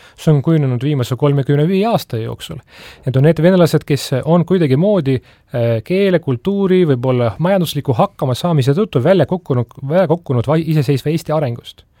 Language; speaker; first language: Estonian; non-native, local second language; Russian